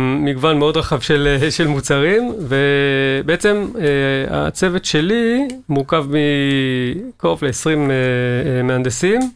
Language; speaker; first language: Hebrew; native; Hebrew